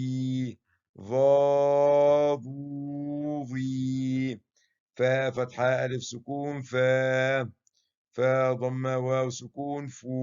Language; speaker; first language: Arabic; non-native, fluent; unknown